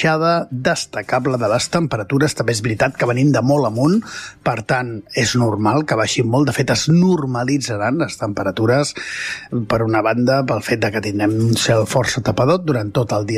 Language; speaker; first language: Catalan; native; Catalan